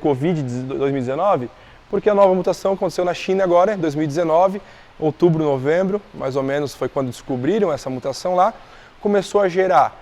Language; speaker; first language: Portuguese; native; Portuguese